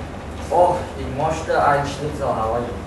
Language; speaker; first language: German; non-native, learner; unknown